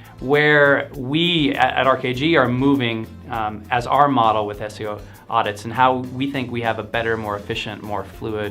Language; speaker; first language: English; native; English